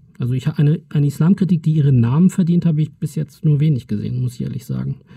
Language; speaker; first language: German; early bilingual, other home language; Turkish